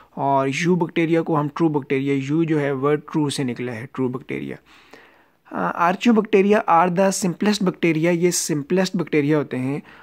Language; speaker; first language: Urdu; non-native, local second language; Punjabi